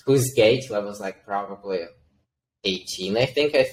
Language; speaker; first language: English; non-native, fluent; Ukrainian